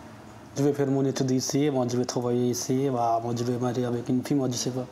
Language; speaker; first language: French; non-native, learner; Nepali